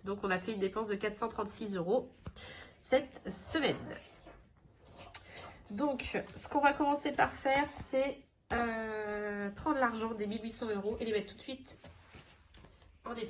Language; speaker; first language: French; native; French